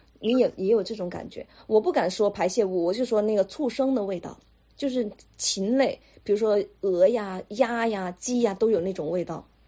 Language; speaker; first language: Chinese; native; Chinese